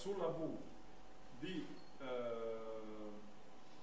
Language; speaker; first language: Italian; native; Italian